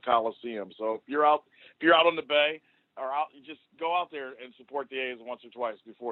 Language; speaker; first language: English; native; English